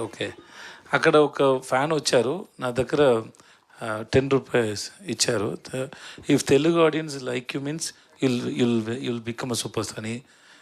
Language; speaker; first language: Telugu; non-native, learner; Tamil